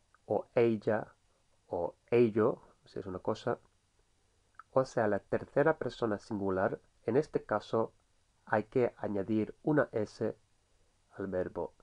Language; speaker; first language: Spanish; non-native, fluent; English